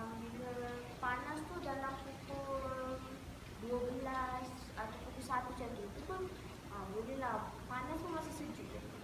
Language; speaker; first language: Malay; native; Malay